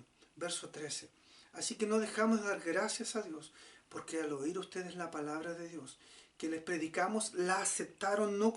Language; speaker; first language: Spanish; native; Spanish